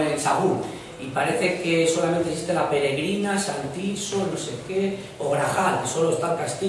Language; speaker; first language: Spanish; native; Spanish